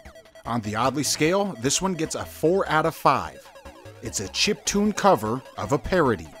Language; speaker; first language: English; native; English